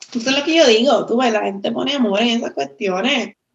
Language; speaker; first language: Spanish; native; Spanish